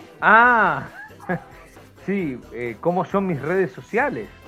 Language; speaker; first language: Portuguese; non-native, learner; Spanish